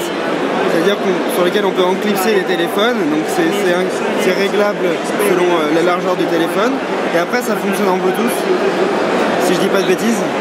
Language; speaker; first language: French; native; French